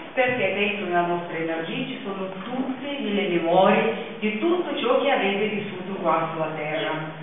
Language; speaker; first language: Italian; non-native, fluent; Russian